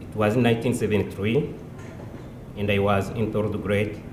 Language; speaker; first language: English; non-native, local second language; Kinyarwanda